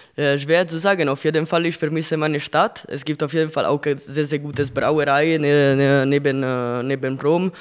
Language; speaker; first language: German; non-native, learner; Italian